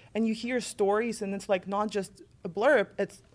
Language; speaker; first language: English; non-native, fluent; Russian